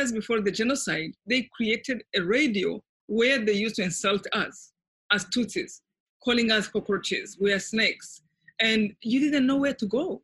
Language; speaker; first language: English; non-native, local second language; Kinyarwanda